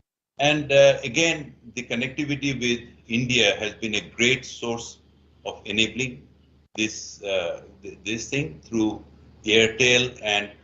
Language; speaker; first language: English; non-native, fluent; Bangla